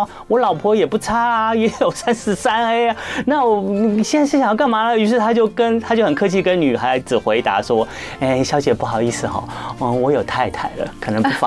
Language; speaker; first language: Chinese; native; Chinese